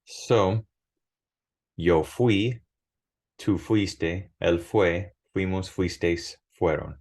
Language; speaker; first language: Spanish; non-native, fluent; English